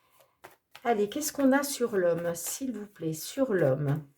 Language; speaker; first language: French; native; French